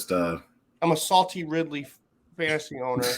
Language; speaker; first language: English; native; English